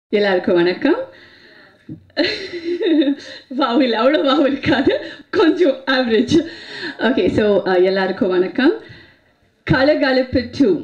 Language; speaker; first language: Tamil; non-native, fluent; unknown